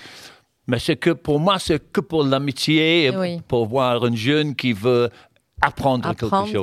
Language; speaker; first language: French; non-native, fluent; English